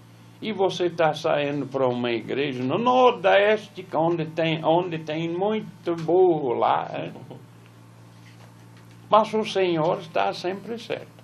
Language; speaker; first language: Portuguese; non-native, fluent; English